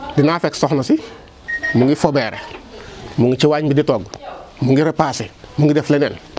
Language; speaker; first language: Wolof; non-native, local second language; Serer